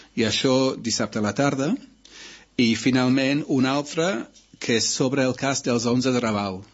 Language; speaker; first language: Catalan; non-native, local second language; Spanish